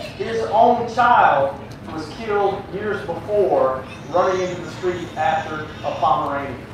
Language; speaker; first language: English; native; English